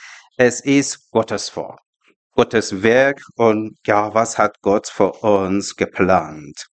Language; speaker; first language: German; non-native, learner; Persian